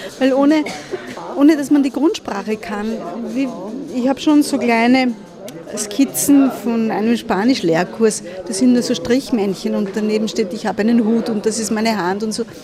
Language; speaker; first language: German; native; German